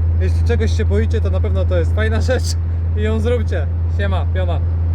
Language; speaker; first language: Polish; native; Polish